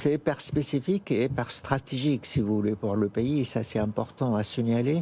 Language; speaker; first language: French; non-native, fluent; Arabic